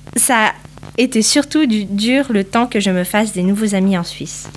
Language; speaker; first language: French; early bilingual, other home language; Portuguese